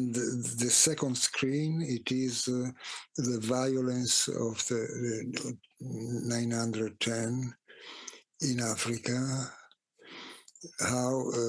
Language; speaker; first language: English; non-native, fluent; Italian